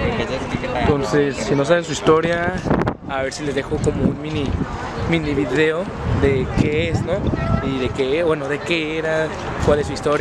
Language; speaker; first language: Spanish; native; Spanish